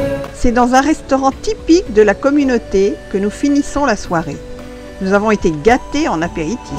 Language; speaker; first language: French; native; French